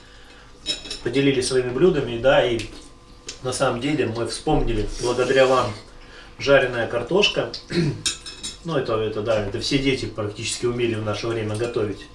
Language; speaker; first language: Russian; native; Russian